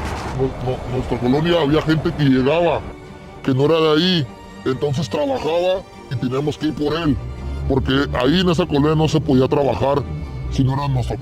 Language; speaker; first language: Spanish; native; Spanish